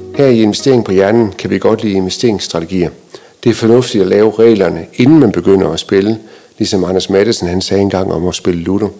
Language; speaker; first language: Danish; native; Danish